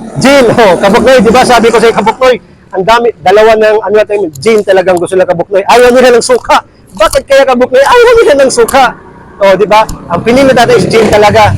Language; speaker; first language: Filipino; non-native, local second language; Cebuano